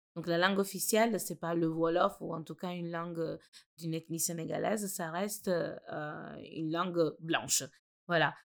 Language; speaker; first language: French; non-native, fluent; Gujarati